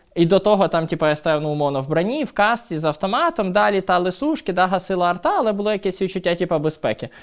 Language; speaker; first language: Ukrainian; non-native, local second language; Russian